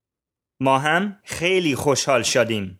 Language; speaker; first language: Persian; non-native, learner; English